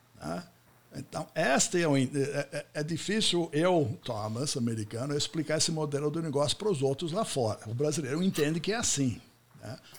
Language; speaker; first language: Portuguese; non-native, fluent; English